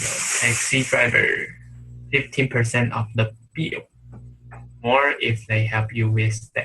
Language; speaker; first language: English; non-native, learner; Chinese